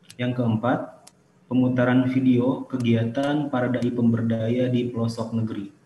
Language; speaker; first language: Indonesian; native; Indonesian